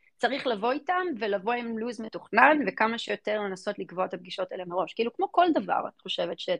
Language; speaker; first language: Hebrew; early bilingual, other home language; English